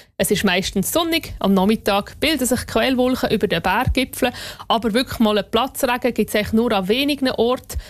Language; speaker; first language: German; native; German